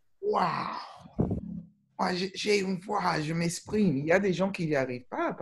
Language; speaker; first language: French; non-native, fluent; English